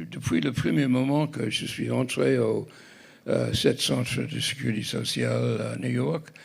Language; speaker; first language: French; non-native, fluent; English